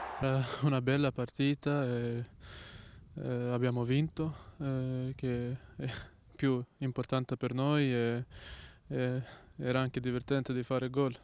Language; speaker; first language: Italian; non-native, learner; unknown